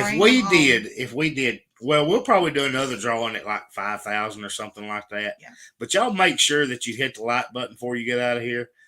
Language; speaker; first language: English; native; English